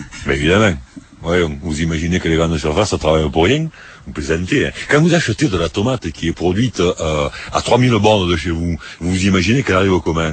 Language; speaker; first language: French; native; French